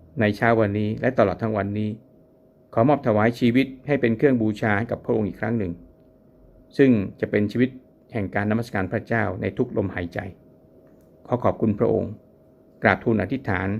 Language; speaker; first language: Thai; native; Thai